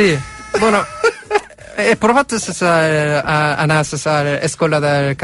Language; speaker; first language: Catalan; non-native, learner; Korean